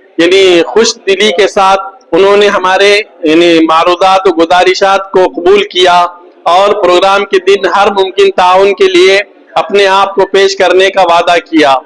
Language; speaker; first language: Urdu; native; Urdu